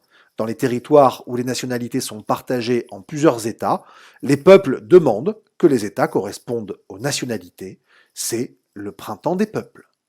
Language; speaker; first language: French; native; French